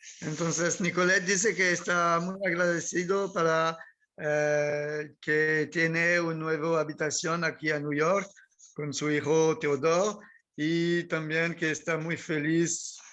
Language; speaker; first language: Spanish; non-native, learner; French